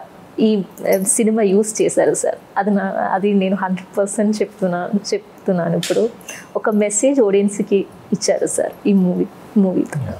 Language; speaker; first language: Telugu; non-native, learner; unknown